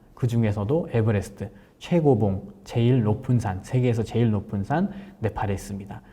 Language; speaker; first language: Korean; non-native, fluent; Nepali